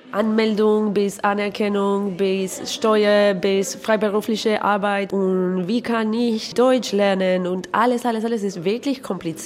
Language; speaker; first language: German; non-native, learner; Spanish